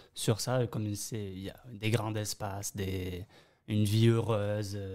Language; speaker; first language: French; native; French